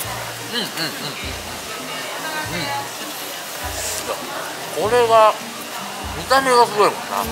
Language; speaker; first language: Japanese; native; Japanese